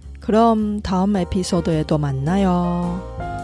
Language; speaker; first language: Korean; non-native, fluent; Chinese